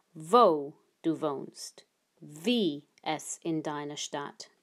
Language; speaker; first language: German; non-native, fluent; English